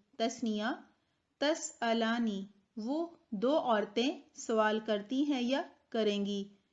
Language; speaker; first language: Urdu; native; Urdu